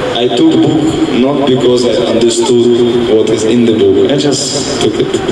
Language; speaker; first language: English; non-native, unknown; Russian